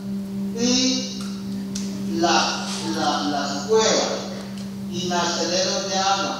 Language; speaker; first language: Spanish; non-native, local second language; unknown